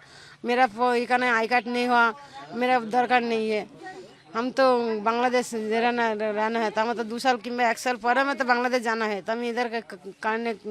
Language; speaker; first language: Hindi; non-native, learner; Bangla